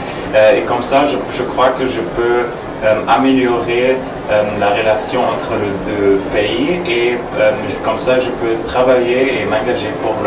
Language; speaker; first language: French; non-native, learner; German